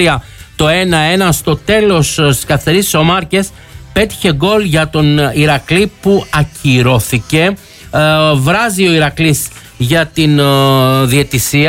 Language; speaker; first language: Greek; native; Greek